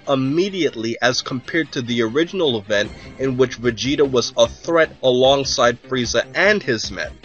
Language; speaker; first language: English; native; English